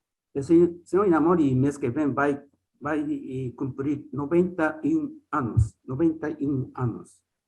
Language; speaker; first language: Portuguese; non-native, fluent; Japanese